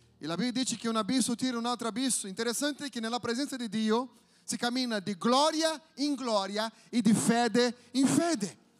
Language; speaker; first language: Italian; non-native, fluent; Portuguese